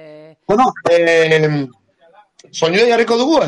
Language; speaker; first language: Basque; native; Basque